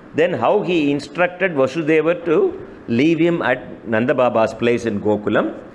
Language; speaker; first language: English; non-native, local second language; Tamil